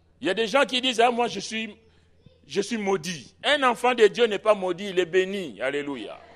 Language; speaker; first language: French; non-native, local second language; Lingala